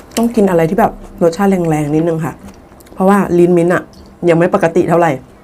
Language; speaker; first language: Thai; native; Thai